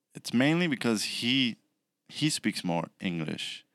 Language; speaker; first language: English; early bilingual, other home language; Spanish